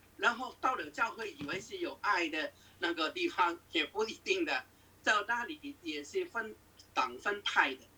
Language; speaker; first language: Chinese; non-native, local second language; Cantonese